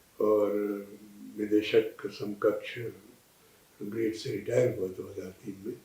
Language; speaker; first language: Hindi; native; Hindi